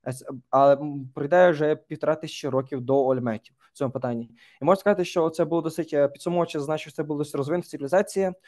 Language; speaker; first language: Ukrainian; native; Ukrainian